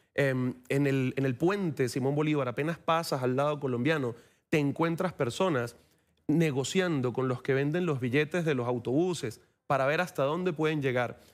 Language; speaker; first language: Spanish; native; Spanish